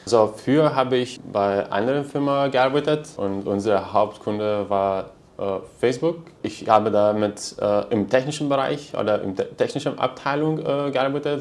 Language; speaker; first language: German; non-native, learner; Lithuanian